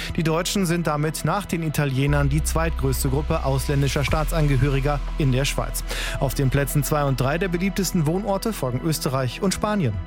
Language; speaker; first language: German; native; German